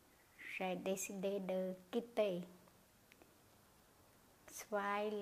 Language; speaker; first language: French; non-native, learner; Khmer